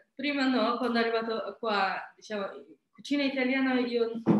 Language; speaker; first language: Italian; non-native, learner; Azerbaijani